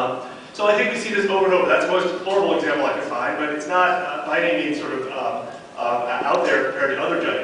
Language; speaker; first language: English; native; English